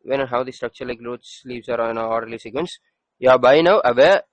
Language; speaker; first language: English; non-native, local second language; Tamil